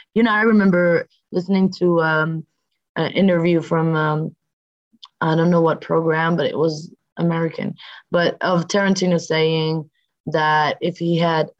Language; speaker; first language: English; non-native, fluent; French